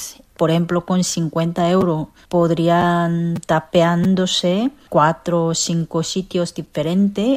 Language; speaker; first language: Spanish; non-native, fluent; Korean